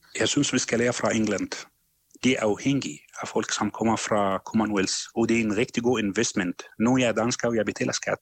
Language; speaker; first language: Danish; non-native, fluent; Arabic